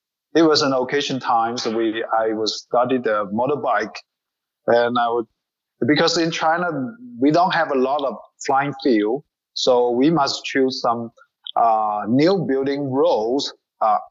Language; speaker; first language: English; non-native, learner; Chinese